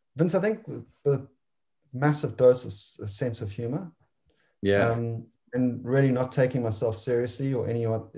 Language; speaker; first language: English; native; English